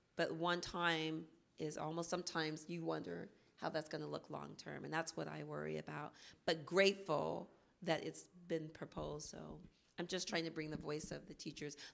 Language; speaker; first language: English; native; English